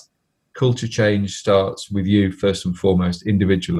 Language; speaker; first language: English; native; English